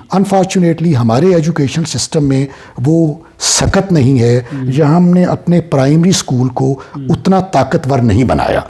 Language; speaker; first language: Urdu; non-native, local second language; Punjabi